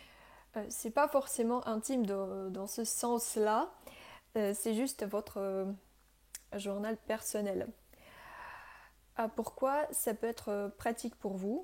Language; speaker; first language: French; non-native, fluent; Russian